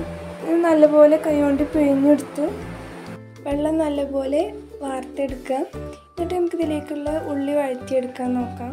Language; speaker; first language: Malayalam; native; Malayalam